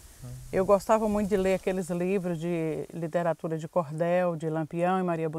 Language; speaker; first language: Portuguese; native; Portuguese